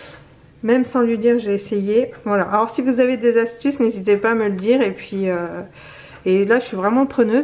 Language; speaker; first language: French; native; French